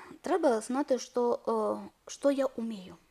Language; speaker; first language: Ukrainian; non-native, learner; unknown